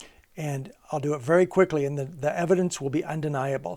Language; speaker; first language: English; native; English